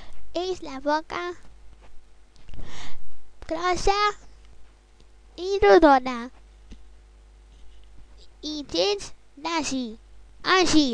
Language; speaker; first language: Spanish; non-native, local second language; Catalan